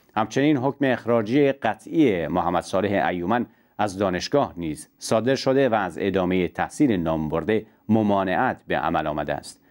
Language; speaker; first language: Persian; non-native, local second language; Central Kurdish